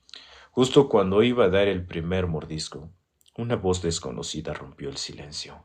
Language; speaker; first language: Spanish; native; Spanish